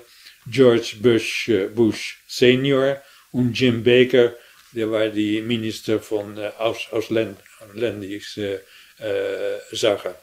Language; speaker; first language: German; non-native, fluent; Dutch